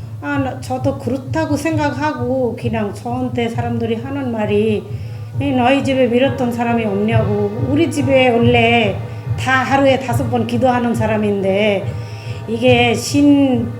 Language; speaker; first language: Korean; non-native, fluent; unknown